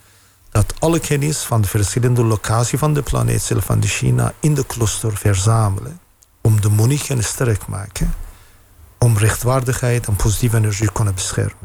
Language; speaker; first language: Dutch; non-native, fluent; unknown